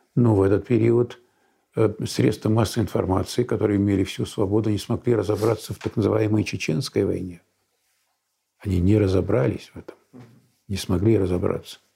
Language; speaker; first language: Russian; native; Russian